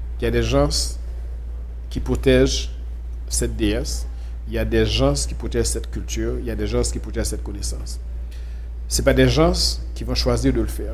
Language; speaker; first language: French; non-native, local second language; Haitian Creole